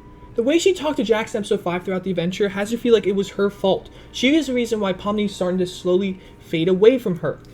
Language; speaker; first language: English; native; English